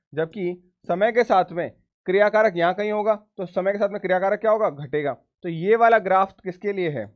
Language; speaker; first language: Hindi; native; Hindi